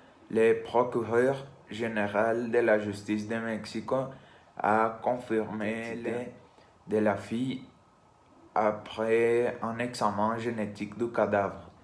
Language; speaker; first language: French; non-native, learner; Spanish